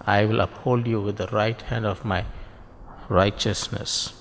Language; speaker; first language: English; non-native, local second language; Tamil